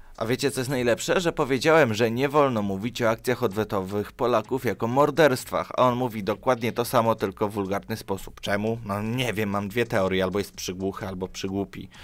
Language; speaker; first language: Polish; early bilingual, other home language; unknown